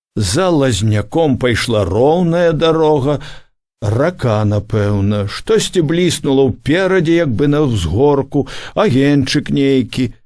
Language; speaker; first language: Belarusian; native; Belarusian